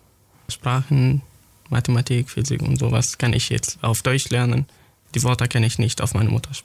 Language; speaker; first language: German; non-native, learner; Arabic